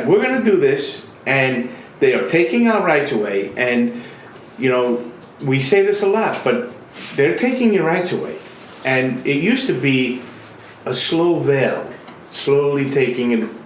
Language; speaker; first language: English; native; English